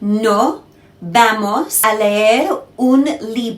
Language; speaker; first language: Spanish; non-native, learner; English